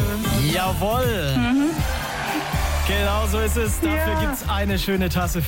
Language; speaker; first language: German; native; German